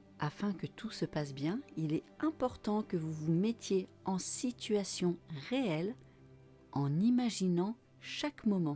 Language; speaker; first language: French; native; French